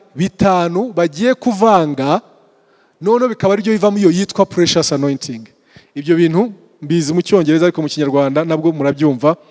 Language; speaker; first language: Kinyarwanda; early bilingual, heritage; Kinyarwanda